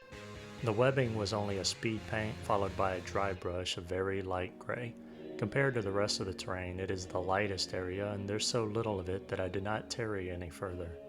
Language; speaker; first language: English; native; English